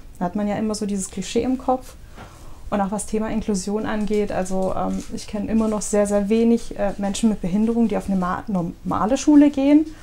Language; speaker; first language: German; early bilingual, other home language; Russian